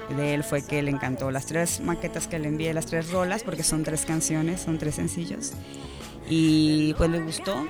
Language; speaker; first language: Spanish; native; Spanish